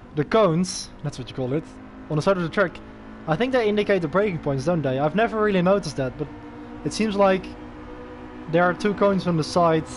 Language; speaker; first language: English; non-native, fluent; Dutch